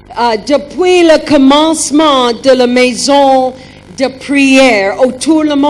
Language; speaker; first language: French; non-native, learner; German